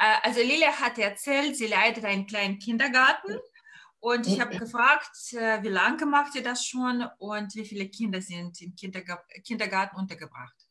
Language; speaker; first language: German; non-native, fluent; Russian